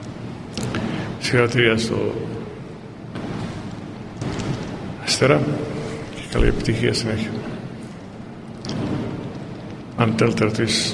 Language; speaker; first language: Greek; non-native, fluent; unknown